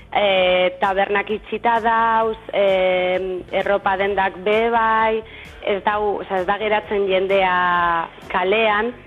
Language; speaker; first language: Basque; non-native, local second language; Spanish